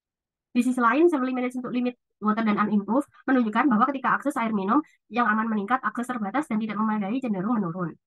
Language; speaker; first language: Indonesian; native; Indonesian